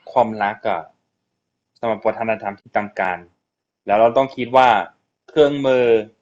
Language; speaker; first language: Thai; non-native, fluent; English